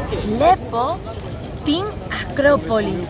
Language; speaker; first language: Greek; non-native, learner; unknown